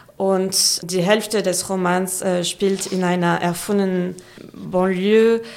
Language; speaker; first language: German; non-native, fluent; French